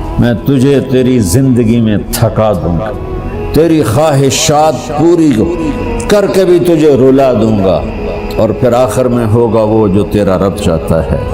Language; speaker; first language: Urdu; non-native, local second language; Punjabi